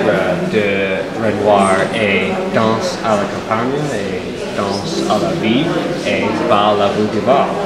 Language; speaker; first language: French; non-native, learner; English